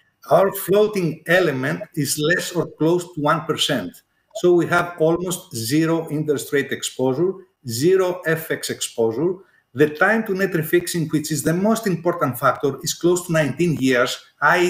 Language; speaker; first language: English; non-native, fluent; Greek